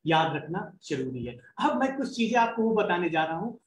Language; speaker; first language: Hindi; native; Hindi